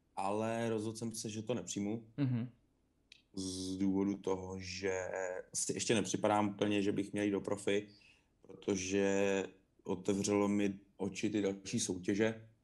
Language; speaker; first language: Czech; native; Czech